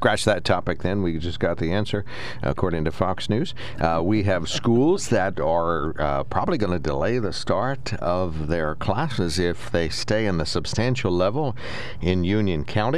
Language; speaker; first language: English; native; English